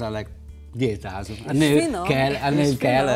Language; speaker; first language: Hungarian; non-native, learner; Italian